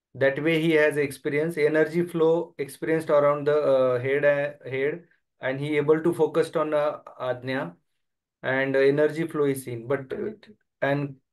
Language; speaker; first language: English; non-native, local second language; Marathi